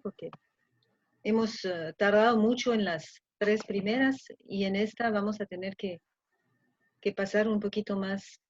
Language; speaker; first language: Spanish; non-native, fluent; French